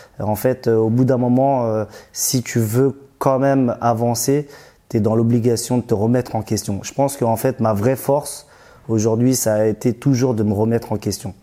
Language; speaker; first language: French; early bilingual, other home language; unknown